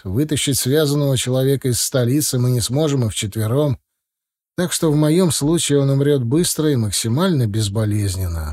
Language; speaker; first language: Russian; native; Russian